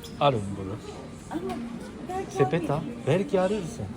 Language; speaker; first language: Turkish; early bilingual, heritage; Turkish